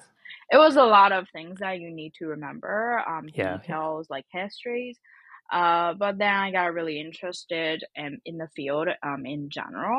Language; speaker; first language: English; non-native, fluent; Chinese